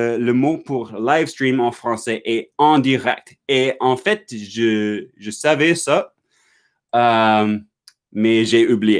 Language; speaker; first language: French; non-native, learner; English